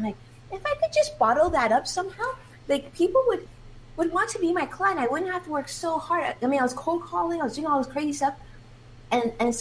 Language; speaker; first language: English; early bilingual, other home language; Chinese